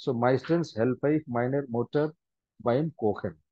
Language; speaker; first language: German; non-native, fluent; Hindi